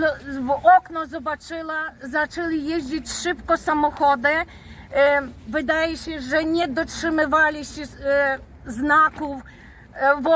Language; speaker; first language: Polish; non-native, fluent; Ukrainian